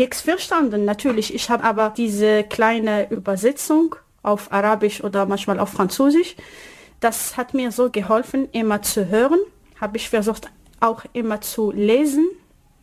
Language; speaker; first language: German; non-native, learner; Arabic